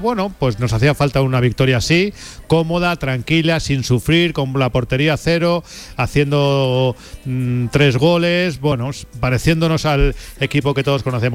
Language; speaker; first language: Spanish; native; Spanish